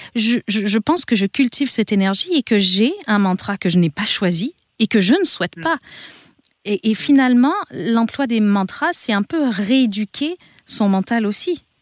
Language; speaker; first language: French; native; French